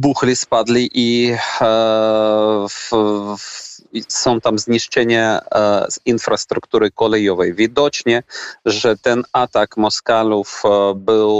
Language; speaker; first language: Polish; non-native, fluent; Ukrainian